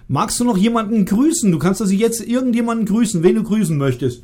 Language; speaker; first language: German; native; German